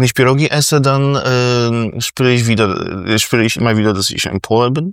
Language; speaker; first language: German; non-native, fluent; Polish